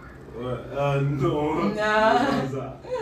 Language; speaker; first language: French; non-native, fluent; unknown